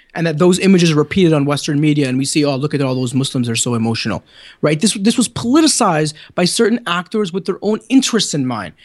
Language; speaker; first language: English; native; English